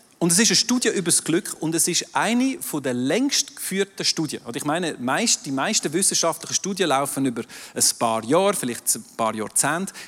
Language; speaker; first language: German; non-native, local second language; French